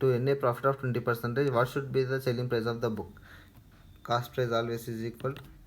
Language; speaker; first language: English; non-native, local second language; Telugu